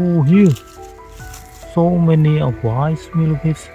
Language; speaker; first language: English; non-native, learner; Khmer